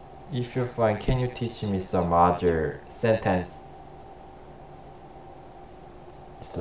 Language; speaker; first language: English; non-native, learner; Korean